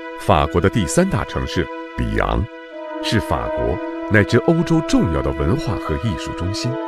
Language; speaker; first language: Chinese; native; Chinese